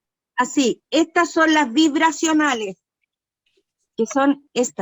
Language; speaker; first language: Spanish; native; Spanish